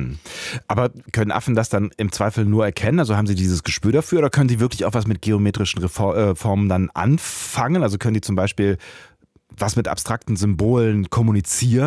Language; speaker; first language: German; native; German